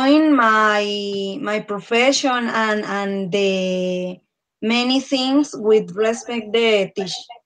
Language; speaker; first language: English; non-native, learner; Spanish